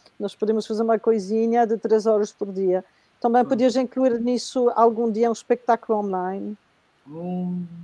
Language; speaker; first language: Portuguese; non-native, fluent; Spanish